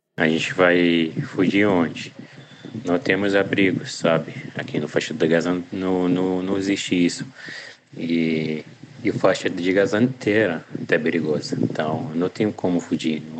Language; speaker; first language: Portuguese; non-native, learner; Arabic